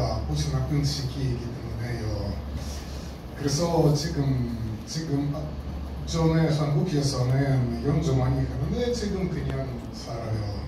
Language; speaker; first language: Korean; non-native, learner; Russian